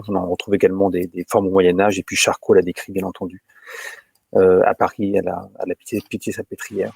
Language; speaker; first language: French; native; French